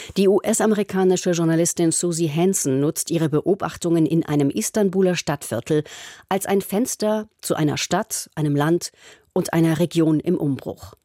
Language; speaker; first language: German; native; German